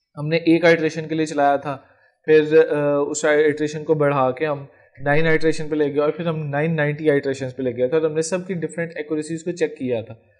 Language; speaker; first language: Urdu; non-native, local second language; Punjabi